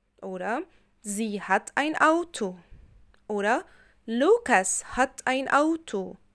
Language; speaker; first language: German; non-native, fluent; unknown